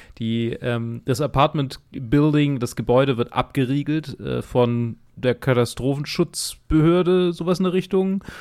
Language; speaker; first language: German; native; German